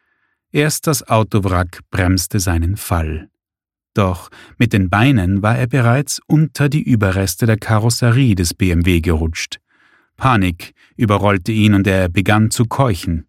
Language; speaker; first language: German; native; German